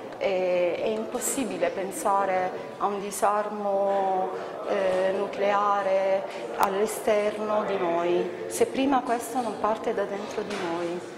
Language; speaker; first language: Italian; native; Italian